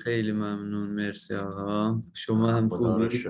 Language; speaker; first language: Persian; non-native, learner; Turkish